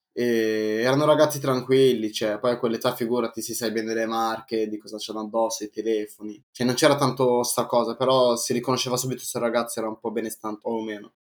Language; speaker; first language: Italian; early bilingual, other home language; Arabic